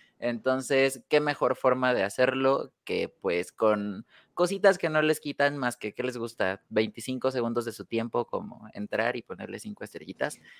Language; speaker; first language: Spanish; native; Spanish